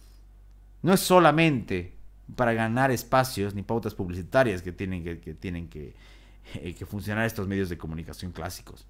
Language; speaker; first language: Spanish; native; Spanish